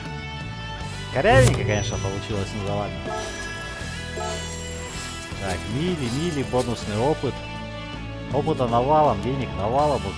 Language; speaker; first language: Russian; native; Russian